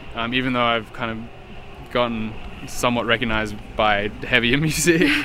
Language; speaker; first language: English; native; English